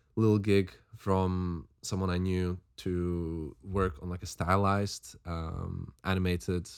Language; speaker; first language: English; non-native, fluent; Slovak